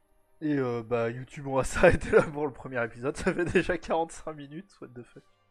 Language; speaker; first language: French; native; French